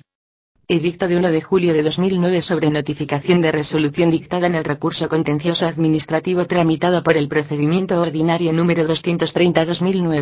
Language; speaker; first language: Spanish; native; Spanish